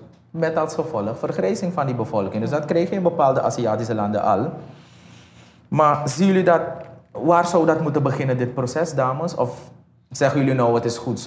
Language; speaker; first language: Dutch; native; Dutch